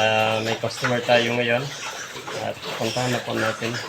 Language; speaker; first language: Filipino; native; Filipino